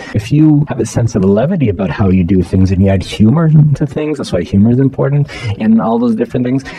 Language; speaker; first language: English; native; English